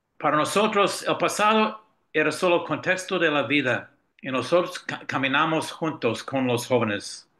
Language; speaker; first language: Spanish; non-native, fluent; English